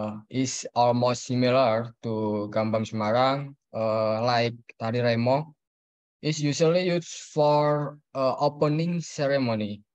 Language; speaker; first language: English; non-native, learner; Indonesian